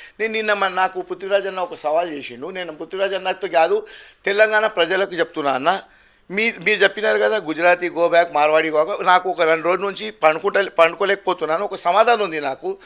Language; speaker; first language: Telugu; non-native, local second language; Gujarati